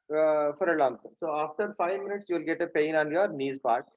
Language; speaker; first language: English; non-native, local second language; Telugu